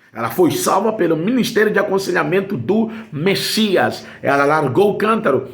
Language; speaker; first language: Portuguese; native; Portuguese